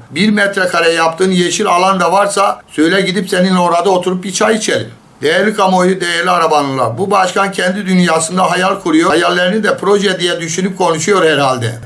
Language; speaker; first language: Turkish; native; Turkish